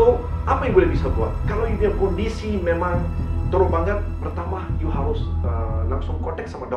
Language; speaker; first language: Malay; non-native, learner; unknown